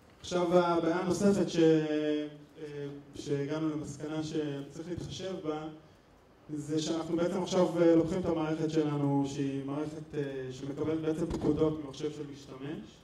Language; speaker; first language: Hebrew; native; Hebrew